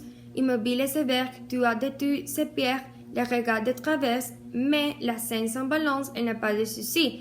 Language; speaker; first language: French; non-native, learner; Spanish